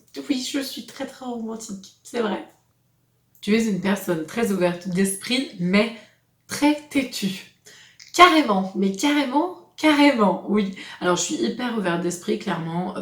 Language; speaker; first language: French; native; French